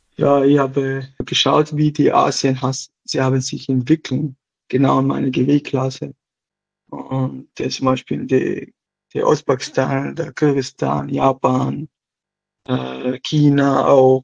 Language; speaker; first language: German; non-native, local second language; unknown